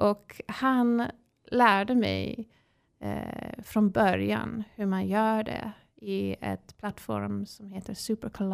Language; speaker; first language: Swedish; non-native, fluent; English